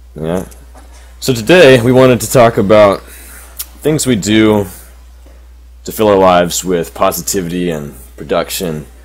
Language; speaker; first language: English; native; English